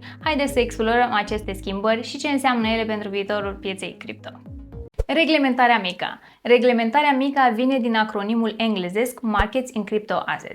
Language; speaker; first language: Romanian; native; Romanian